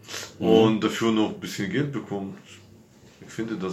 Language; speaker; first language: German; non-native, fluent; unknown